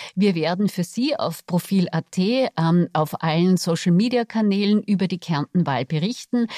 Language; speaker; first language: German; native; German